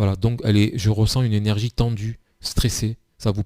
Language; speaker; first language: French; native; French